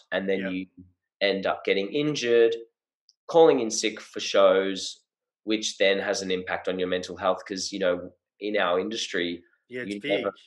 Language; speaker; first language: English; native; English